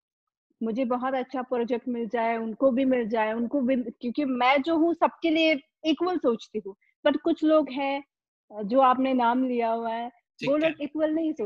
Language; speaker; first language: Hindi; non-native, fluent; Pashto